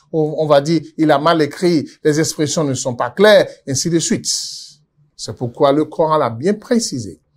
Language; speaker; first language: French; non-native, local second language; Yoruba